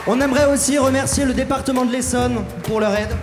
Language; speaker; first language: French; native; French